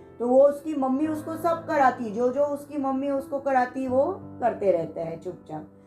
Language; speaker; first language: Hindi; non-native, local second language; Marathi